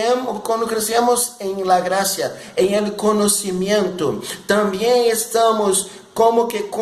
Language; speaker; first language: Spanish; non-native, fluent; Portuguese